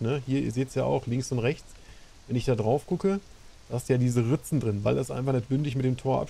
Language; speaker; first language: German; native; German